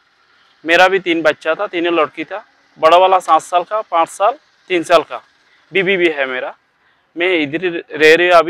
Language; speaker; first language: Hindi; non-native, learner; Rohingya